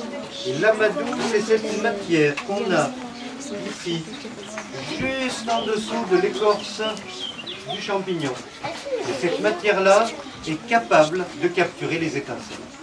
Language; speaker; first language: French; native; French